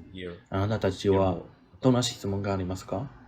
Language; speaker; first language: Japanese; non-native, learner; English